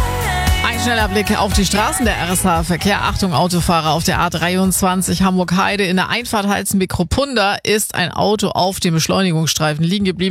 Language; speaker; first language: German; native; German